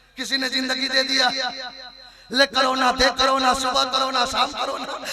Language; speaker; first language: Hindi; non-native, local second language; Urdu